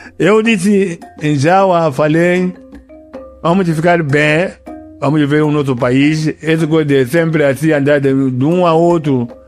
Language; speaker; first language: Portuguese; non-native, local second language; Yao